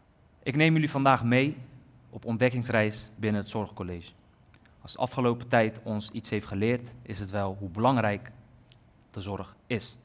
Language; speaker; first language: Dutch; native; Dutch